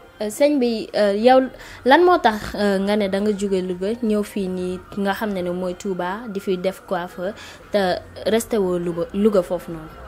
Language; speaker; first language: Wolof; native; Wolof